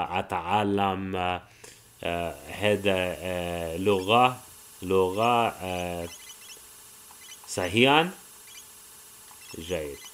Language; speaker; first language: Arabic; non-native, learner; English